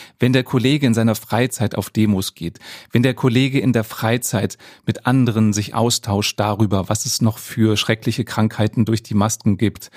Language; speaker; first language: German; native; German